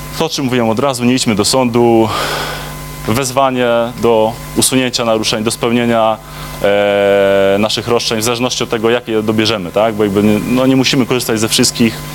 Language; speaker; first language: Polish; native; Polish